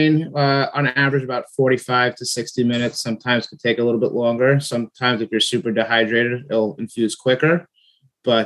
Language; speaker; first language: English; native; English